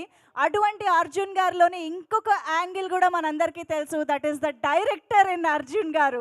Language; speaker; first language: Telugu; native; Telugu